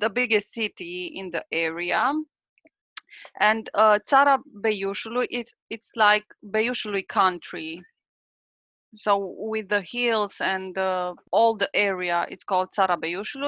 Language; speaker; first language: English; non-native, learner; Romanian